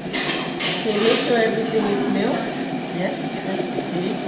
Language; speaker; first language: English; non-native, learner; Thai